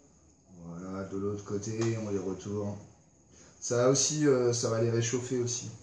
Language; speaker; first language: French; native; French